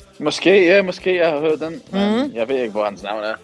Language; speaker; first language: Danish; early bilingual, heritage; English